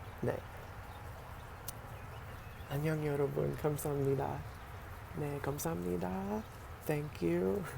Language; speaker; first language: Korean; non-native, learner; English